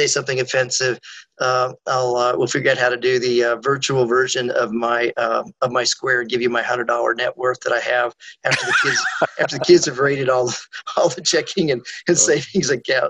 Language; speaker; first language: English; native; English